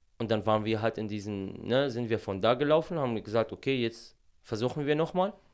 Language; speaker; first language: German; non-native, fluent; Arabic